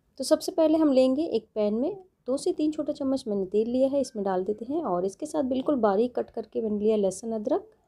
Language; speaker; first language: Hindi; native; Hindi